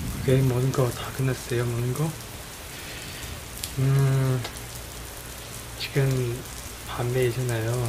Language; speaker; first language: Korean; non-native, learner; Chinese